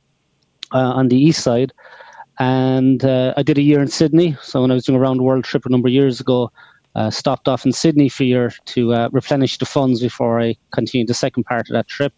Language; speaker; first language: English; native; English